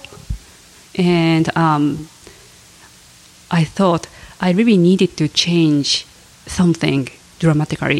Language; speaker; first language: English; non-native, fluent; Japanese